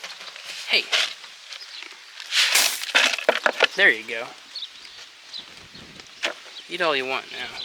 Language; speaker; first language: English; native; English